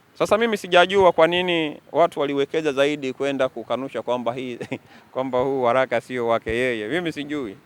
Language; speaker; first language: Swahili; native; Swahili